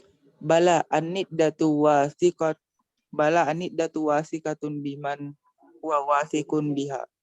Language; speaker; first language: Arabic; non-native, learner; Indonesian